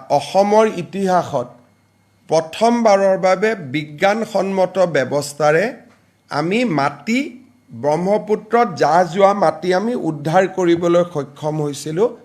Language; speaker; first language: Assamese; native; Assamese